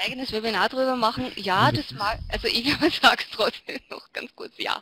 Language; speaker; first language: German; native; German